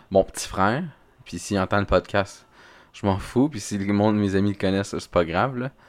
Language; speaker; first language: French; native; French